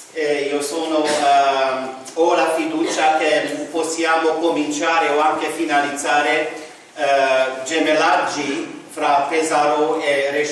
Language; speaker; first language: Italian; non-native, fluent; Romanian